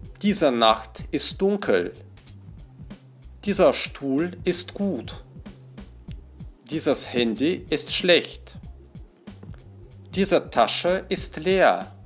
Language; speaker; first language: German; non-native, fluent; Russian